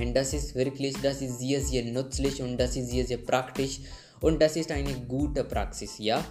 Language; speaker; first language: German; non-native, learner; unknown